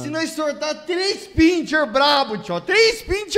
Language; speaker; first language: Portuguese; native; Portuguese